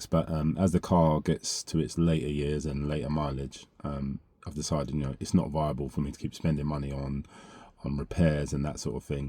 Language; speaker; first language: English; native; English